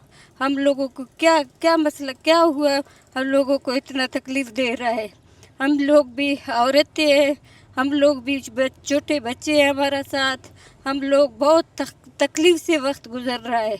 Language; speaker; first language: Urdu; non-native, local second language; Baluchi